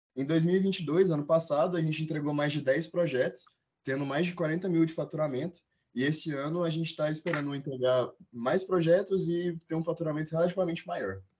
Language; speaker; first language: Portuguese; native; Portuguese